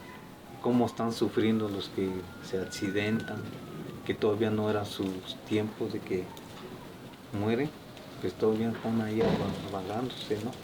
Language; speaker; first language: Spanish; native; Spanish